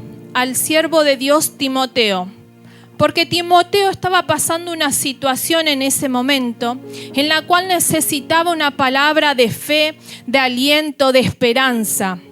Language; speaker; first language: Spanish; native; Spanish